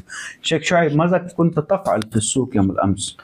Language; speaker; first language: Arabic; non-native, fluent; Kashmiri